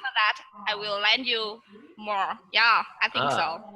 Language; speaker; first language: English; non-native, learner; Vietnamese